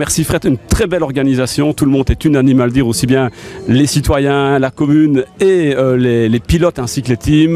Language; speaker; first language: French; native; French